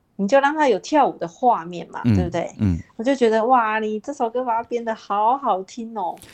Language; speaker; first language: Chinese; native; Chinese